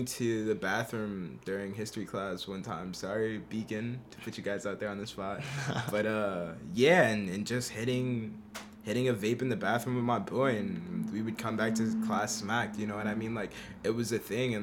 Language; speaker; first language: English; native; English